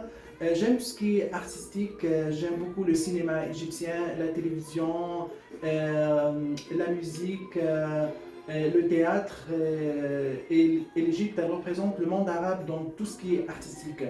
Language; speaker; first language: French; non-native, fluent; Arabic